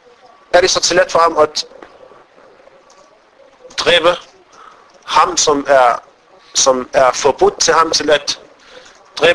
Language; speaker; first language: Danish; non-native, fluent; Arabic